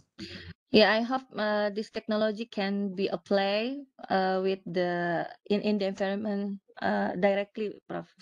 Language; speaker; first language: English; non-native, learner; Indonesian